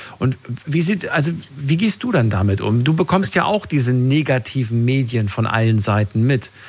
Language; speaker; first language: German; native; German